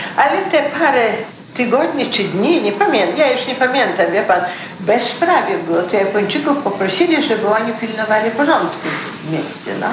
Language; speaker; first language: Polish; early bilingual, heritage; Polish